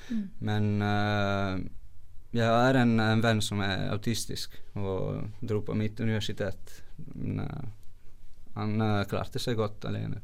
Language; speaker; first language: Norwegian; non-native, fluent; Italian